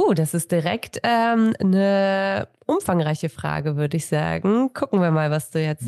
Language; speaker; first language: German; native; German